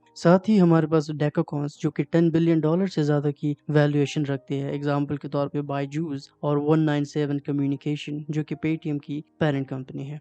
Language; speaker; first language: Hindi; native; Hindi